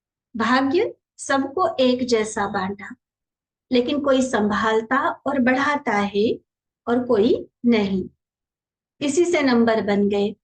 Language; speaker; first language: Hindi; native; Hindi